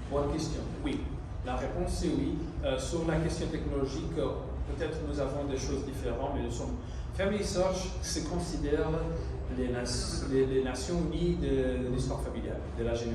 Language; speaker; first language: French; non-native, fluent; Portuguese